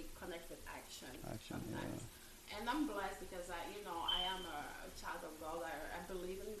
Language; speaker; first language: English; non-native, fluent; French